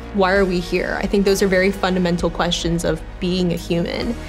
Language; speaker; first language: English; native; English